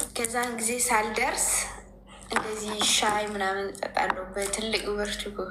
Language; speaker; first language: Amharic; native; Amharic